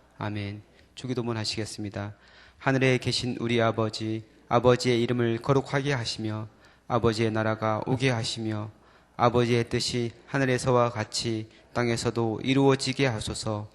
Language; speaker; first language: Korean; native; Korean